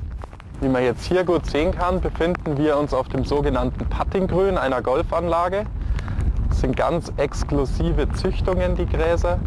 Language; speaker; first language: German; native; German